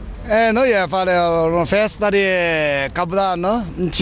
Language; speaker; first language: Italian; non-native, learner; Chinese